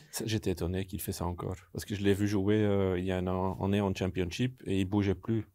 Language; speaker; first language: French; non-native, local second language; Dutch